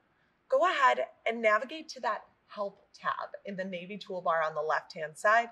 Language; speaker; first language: English; native; English